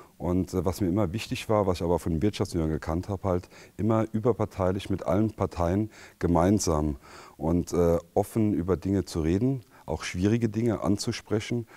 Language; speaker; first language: German; native; German